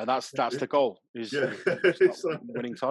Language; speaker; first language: English; native; English